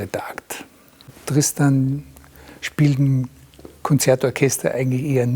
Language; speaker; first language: German; native; German